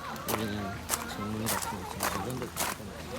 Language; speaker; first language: Korean; native; Korean